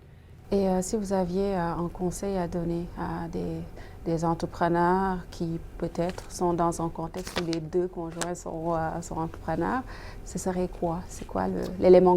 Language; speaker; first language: French; native; French